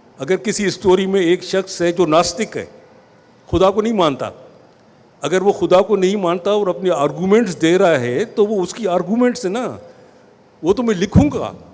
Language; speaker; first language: Urdu; non-native, local second language; Sindhi